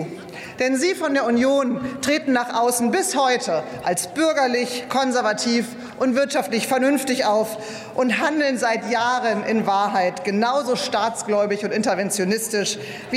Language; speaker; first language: German; native; German